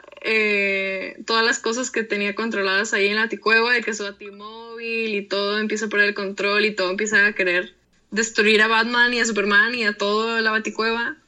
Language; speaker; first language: Spanish; native; Spanish